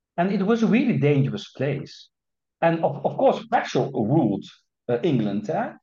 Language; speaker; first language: English; non-native, fluent; Dutch